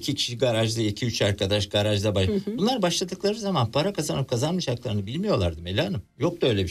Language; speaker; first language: Turkish; native; Turkish